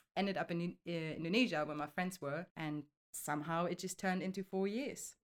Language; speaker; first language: English; non-native, fluent; German